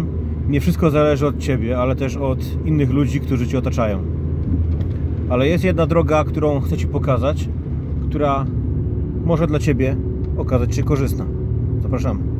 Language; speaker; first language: Polish; native; Polish